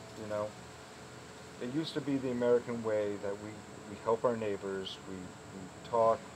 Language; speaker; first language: English; native; English